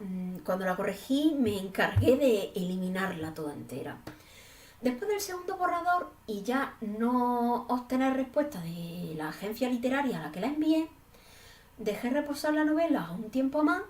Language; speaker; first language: Spanish; native; Spanish